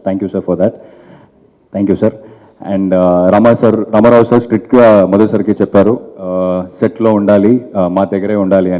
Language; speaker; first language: Telugu; non-native, fluent; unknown